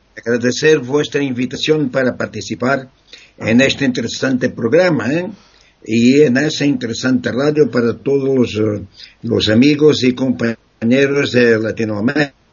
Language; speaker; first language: Spanish; non-native, fluent; Portuguese